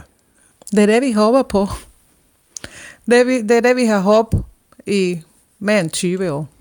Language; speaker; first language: Danish; non-native, fluent; Spanish